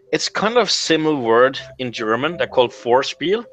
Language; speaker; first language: English; non-native, fluent; Norwegian